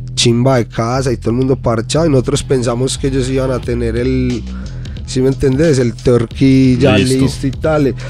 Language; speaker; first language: Spanish; native; Spanish